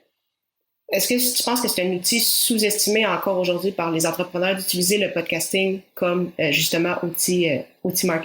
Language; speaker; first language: French; native; French